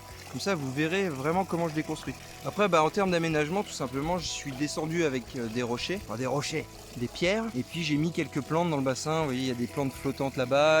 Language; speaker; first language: French; native; French